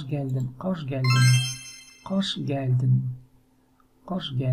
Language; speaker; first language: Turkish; non-native, learner; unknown